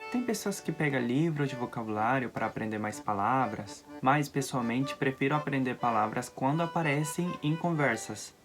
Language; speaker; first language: Portuguese; non-native, fluent; Japanese